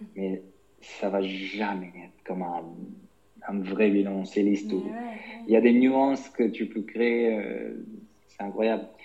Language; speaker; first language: French; non-native, fluent; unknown